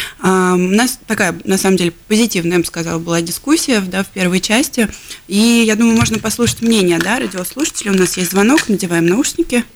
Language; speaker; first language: Russian; native; Russian